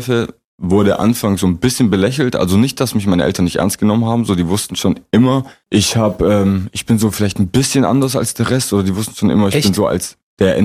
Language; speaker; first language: German; native; German